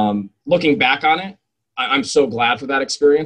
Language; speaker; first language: English; native; English